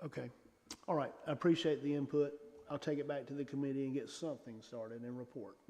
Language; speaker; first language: English; native; English